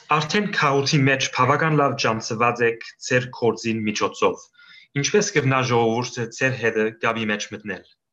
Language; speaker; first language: Armenian; early bilingual, heritage; Armenian